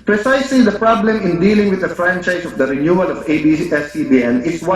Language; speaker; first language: English; non-native, local second language; Filipino